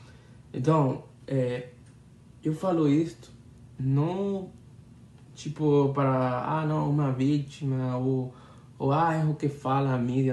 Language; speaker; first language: Portuguese; non-native, learner; Spanish